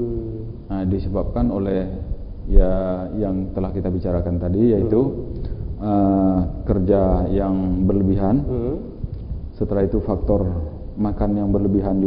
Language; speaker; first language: Malay; native; Malay